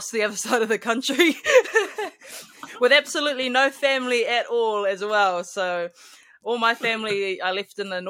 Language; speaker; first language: English; native; English